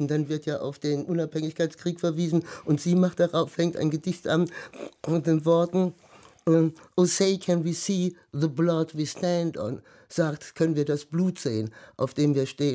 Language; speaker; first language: German; native; German